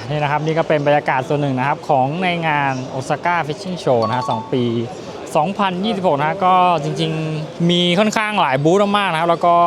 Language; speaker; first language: Thai; native; Thai